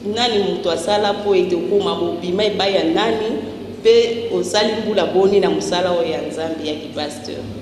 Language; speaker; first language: Lingala; native; Lingala